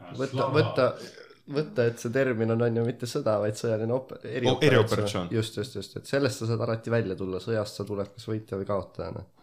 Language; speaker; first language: Estonian; native; Estonian